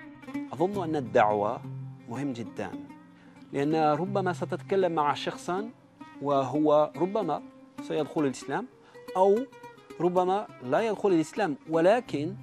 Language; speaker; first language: Arabic; non-native, fluent; French